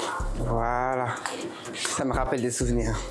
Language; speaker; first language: French; native; French